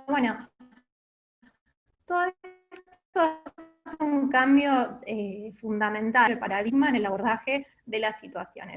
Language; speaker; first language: Spanish; native; Spanish